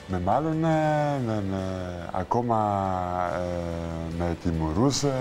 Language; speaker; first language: Greek; early bilingual, heritage; Greek